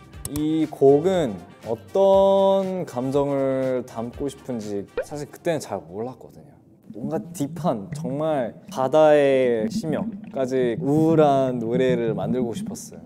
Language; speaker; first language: Korean; non-native, fluent; English